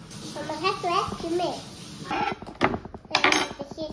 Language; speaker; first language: Icelandic; early bilingual, heritage; Icelandic